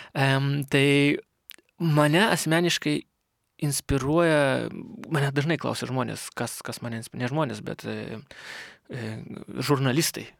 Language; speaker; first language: Lithuanian; non-native, local second language; Russian